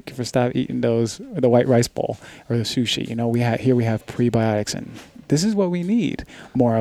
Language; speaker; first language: English; native; English